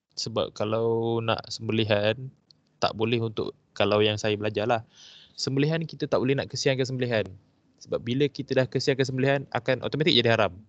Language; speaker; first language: Malay; native; Malay